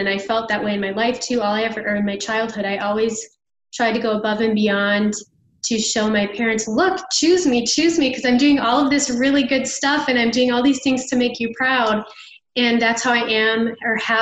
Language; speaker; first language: English; native; English